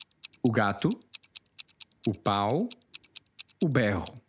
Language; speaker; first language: Portuguese; early bilingual, heritage; Portuguese